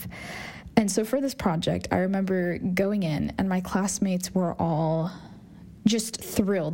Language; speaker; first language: English; native; English